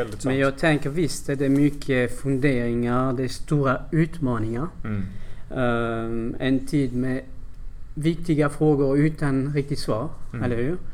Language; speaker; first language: Swedish; non-native, fluent; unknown